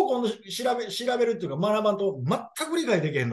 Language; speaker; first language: Japanese; native; Japanese